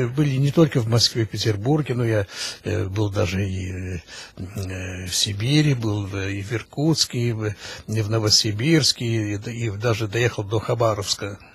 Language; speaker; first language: Russian; early bilingual, heritage; Russian